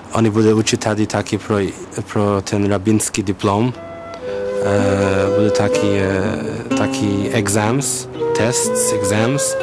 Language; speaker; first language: Czech; non-native, learner; English